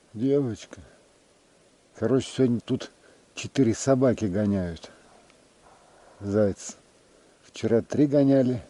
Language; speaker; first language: Russian; native; Russian